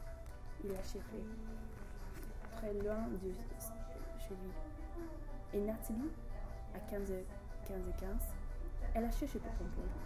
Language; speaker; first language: French; non-native, learner; English